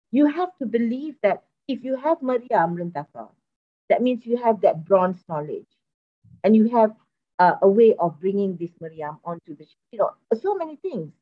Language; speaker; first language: English; early bilingual, other home language; Malay